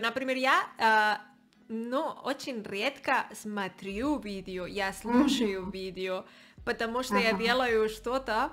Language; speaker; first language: Russian; non-native, learner; Spanish